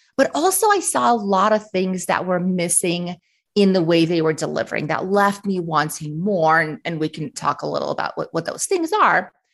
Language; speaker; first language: English; early bilingual, other home language; Russian